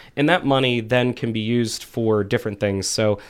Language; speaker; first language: English; native; English